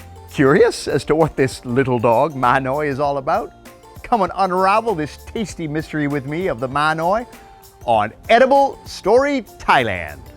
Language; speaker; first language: English; native; English